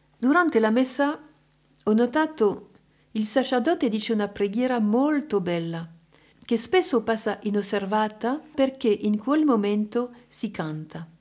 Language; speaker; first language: Italian; non-native, fluent; French